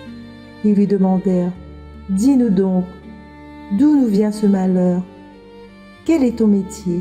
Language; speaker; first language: French; native; French